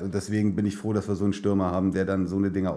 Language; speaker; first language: German; native; German